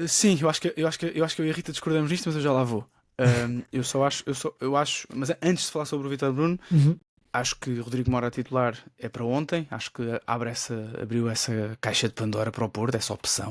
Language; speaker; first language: Portuguese; native; Portuguese